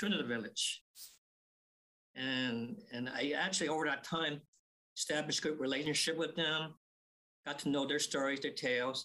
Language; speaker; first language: English; native; English